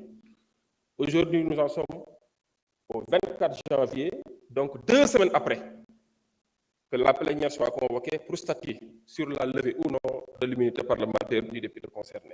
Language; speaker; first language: French; non-native, local second language; Wolof